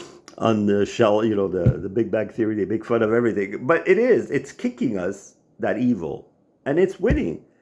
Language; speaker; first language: English; non-native, local second language; French